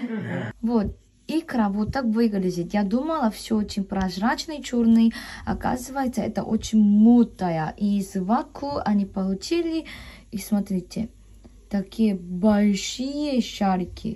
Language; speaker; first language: Russian; non-native, learner; Korean